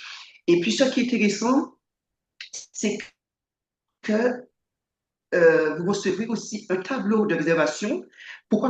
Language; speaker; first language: French; native; French